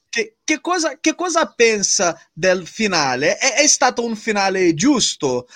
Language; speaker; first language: Italian; non-native, learner; Portuguese